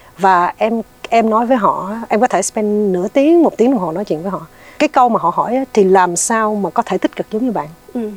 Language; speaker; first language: Vietnamese; early bilingual, heritage; Vietnamese